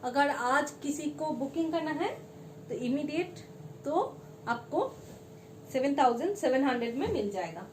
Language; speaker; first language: Hindi; non-native, local second language; Bangla